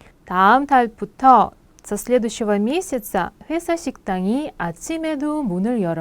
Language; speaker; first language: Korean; non-native, fluent; Russian